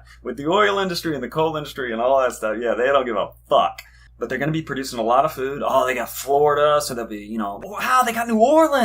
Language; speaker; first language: English; native; English